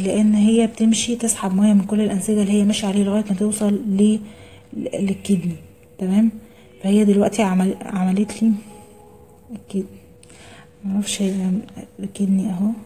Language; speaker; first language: Arabic; native; Arabic